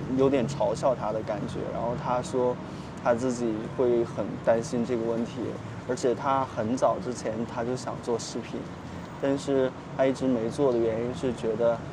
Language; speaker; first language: Chinese; native; Chinese